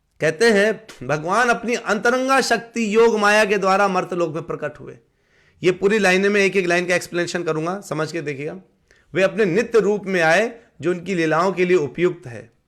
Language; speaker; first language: Hindi; native; Hindi